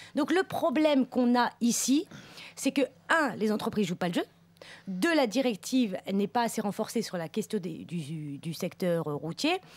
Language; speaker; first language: French; native; French